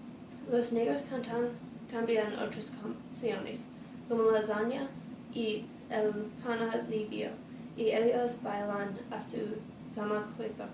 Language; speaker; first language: Spanish; non-native, learner; English